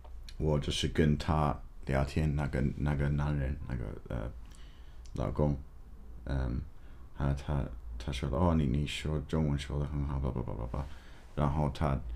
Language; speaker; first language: Chinese; non-native, learner; English